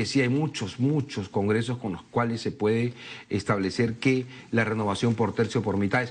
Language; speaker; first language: Spanish; native; Spanish